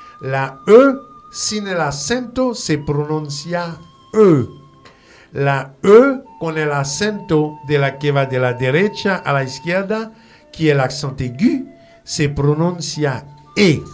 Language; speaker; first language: Spanish; non-native, fluent; French